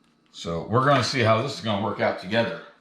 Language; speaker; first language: English; native; English